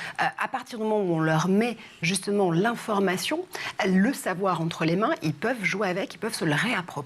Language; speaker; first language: French; native; French